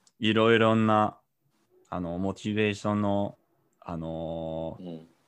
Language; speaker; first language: Japanese; non-native, fluent; English